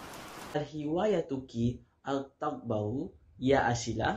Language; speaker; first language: Arabic; non-native, learner; Malay